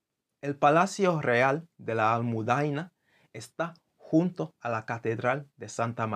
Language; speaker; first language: Spanish; non-native, fluent; English